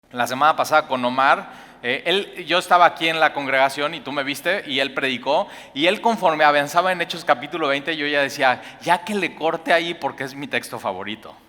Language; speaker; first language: Spanish; native; Spanish